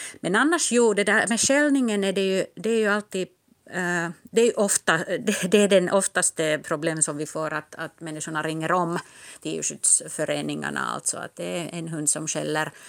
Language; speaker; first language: Swedish; non-native, local second language; Finnish